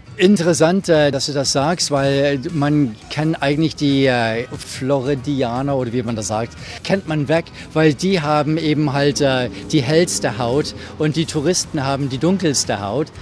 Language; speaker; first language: German; non-native, fluent; English